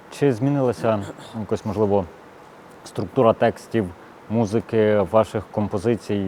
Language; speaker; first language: Ukrainian; native; Ukrainian